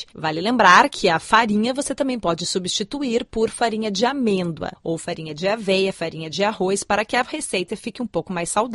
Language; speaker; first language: Portuguese; native; Portuguese